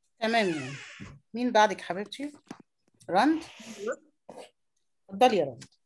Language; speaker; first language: Arabic; native; Arabic